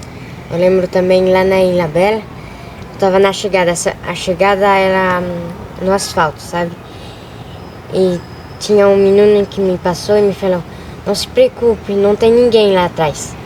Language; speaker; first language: Portuguese; early bilingual, other home language; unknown